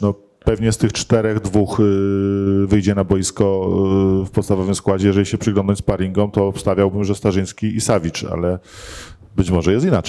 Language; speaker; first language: Polish; native; Polish